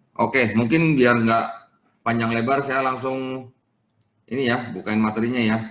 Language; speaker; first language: Indonesian; native; Indonesian